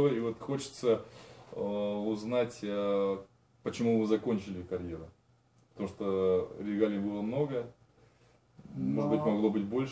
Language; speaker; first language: Russian; native; Russian